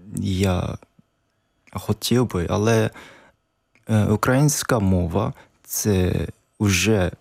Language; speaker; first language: Ukrainian; non-native, learner; Japanese